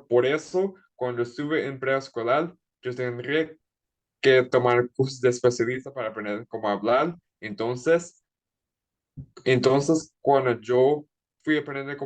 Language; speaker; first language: Spanish; early bilingual, heritage; Spanish